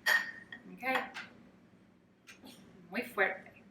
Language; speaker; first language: Spanish; non-native, learner; English